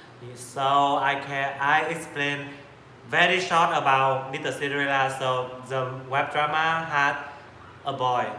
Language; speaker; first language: English; non-native, learner; Vietnamese